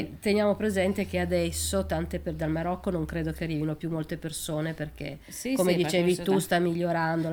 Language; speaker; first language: Italian; native; Italian